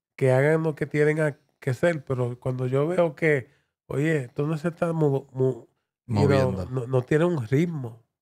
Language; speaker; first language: Spanish; early bilingual, heritage; Spanish